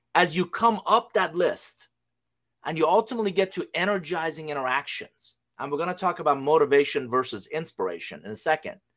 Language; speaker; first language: English; non-native, fluent; Persian